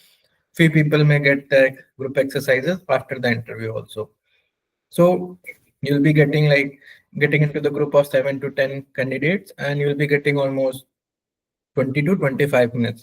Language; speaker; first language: English; non-native, local second language; Hindi